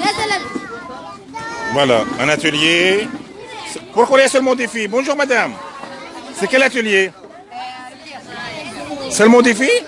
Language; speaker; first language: French; non-native, fluent; Arabic